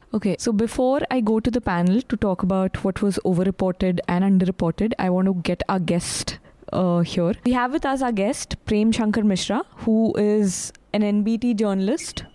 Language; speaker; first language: English; non-native, local second language; Hindi